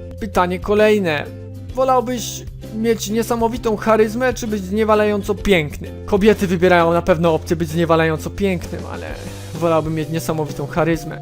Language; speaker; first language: Polish; native; Polish